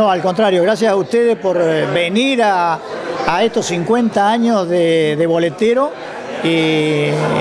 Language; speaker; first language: Spanish; native; Spanish